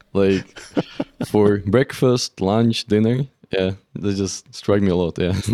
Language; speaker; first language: English; non-native, fluent; Czech